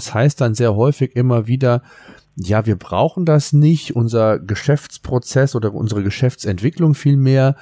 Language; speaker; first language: German; native; German